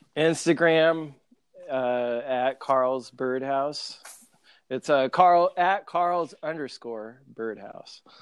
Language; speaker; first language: English; native; English